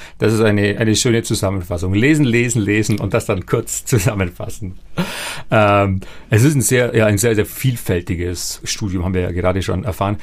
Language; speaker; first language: German; native; German